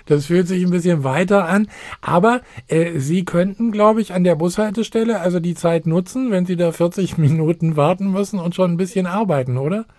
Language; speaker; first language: German; native; German